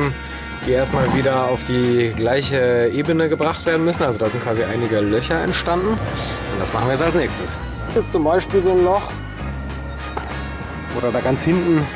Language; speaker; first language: German; native; German